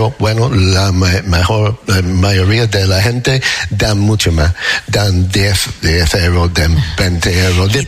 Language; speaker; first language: Spanish; non-native, learner; English